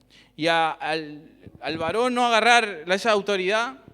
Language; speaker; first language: Spanish; native; Spanish